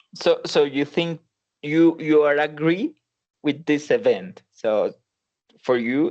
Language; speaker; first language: English; non-native, learner; Spanish